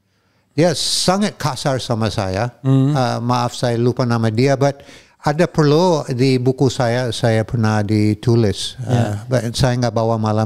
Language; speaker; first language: Indonesian; non-native, fluent; English